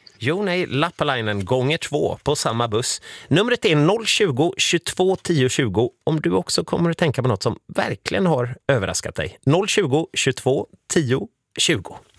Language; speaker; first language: Swedish; native; Swedish